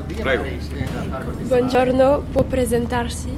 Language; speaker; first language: Italian; non-native, learner; French